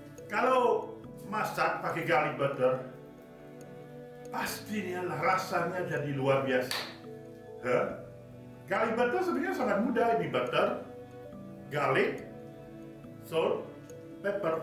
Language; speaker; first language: Indonesian; non-native, fluent; French